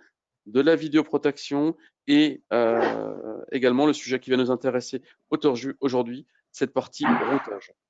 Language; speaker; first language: French; native; French